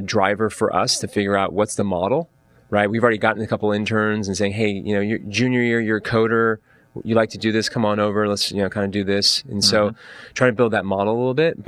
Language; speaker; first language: English; native; English